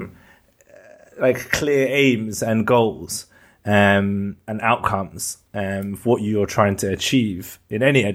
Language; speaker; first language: English; native; English